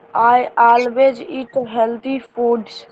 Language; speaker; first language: English; non-native, learner; Hindi